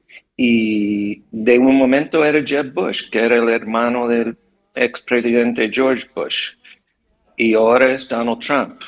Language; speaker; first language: Spanish; non-native, fluent; English